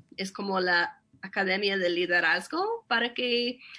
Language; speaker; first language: Spanish; non-native, fluent; English